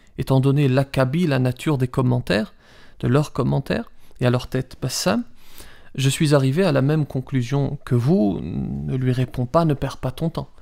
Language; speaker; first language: French; early bilingual, other home language; Riffian